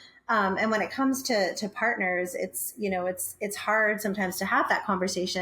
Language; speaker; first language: English; native; English